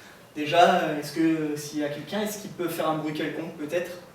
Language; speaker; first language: French; native; French